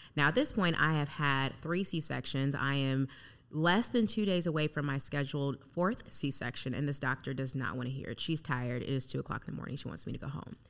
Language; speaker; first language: English; native; English